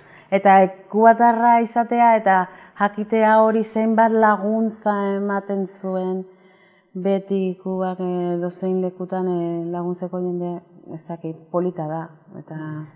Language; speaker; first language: Basque; non-native, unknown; Spanish